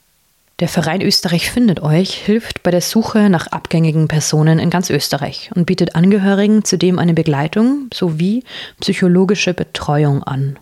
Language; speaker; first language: German; native; German